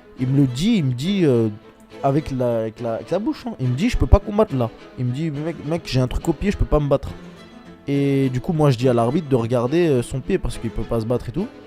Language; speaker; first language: French; early bilingual, other home language; Chechen